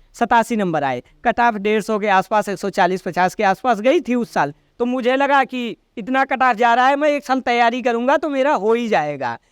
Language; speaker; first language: Hindi; native; Hindi